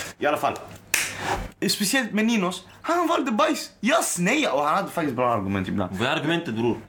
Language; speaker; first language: Swedish; early bilingual, other home language; Arabic